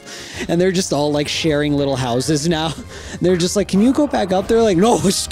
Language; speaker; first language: English; native; English